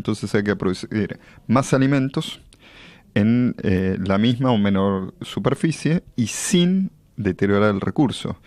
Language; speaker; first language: Spanish; native; Spanish